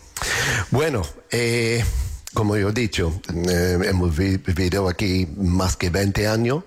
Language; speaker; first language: Spanish; non-native, fluent; English